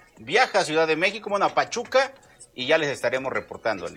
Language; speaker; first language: Spanish; native; Spanish